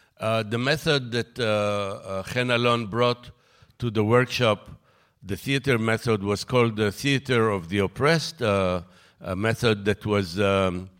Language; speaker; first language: English; non-native, fluent; Hebrew